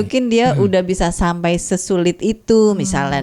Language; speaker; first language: Indonesian; native; Indonesian